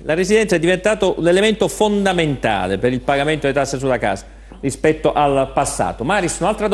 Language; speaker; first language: Italian; native; Italian